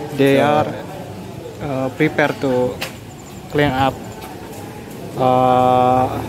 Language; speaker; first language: English; non-native, learner; Indonesian